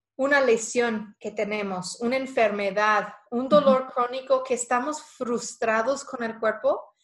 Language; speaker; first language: Spanish; non-native, fluent; English